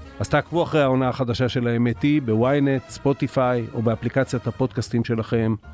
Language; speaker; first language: Hebrew; native; Hebrew